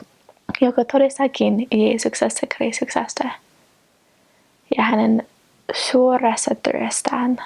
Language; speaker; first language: Finnish; non-native, fluent; English